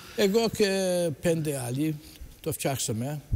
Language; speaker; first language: Greek; early bilingual, heritage; Greek